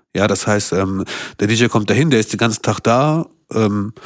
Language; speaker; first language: German; early bilingual, other home language; Albanian